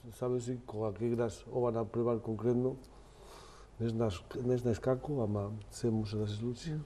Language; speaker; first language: Macedonian; non-native, learner; Spanish